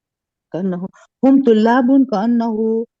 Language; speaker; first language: Arabic; non-native, learner; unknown